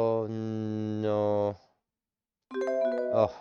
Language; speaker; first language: Japanese; non-native, learner; English